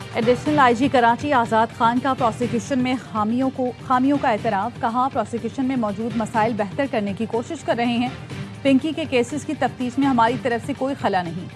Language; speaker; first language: Urdu; native; Urdu